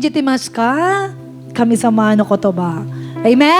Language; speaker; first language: Japanese; non-native, learner; Filipino